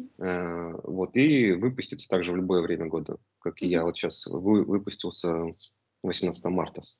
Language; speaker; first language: Russian; native; Russian